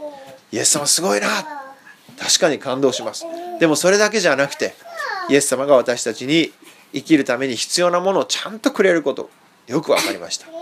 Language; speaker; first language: Japanese; native; Japanese